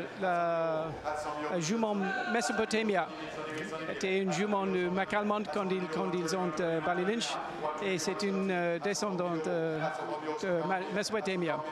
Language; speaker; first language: French; non-native, learner; English